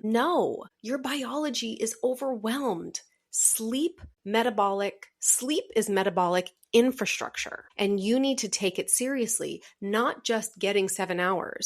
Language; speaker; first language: English; native; English